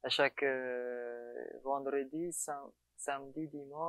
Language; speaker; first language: French; non-native, local second language; Malagasy